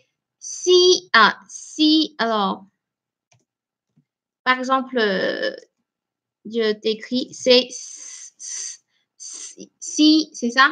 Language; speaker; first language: French; non-native, fluent; Chinese